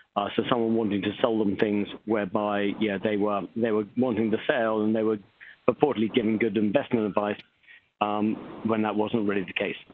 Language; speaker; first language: English; native; English